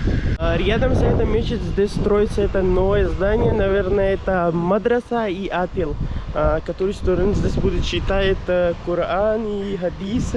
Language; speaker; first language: Russian; non-native, learner; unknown